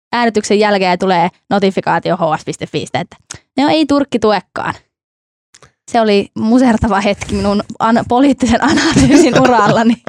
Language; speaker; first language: Finnish; native; Finnish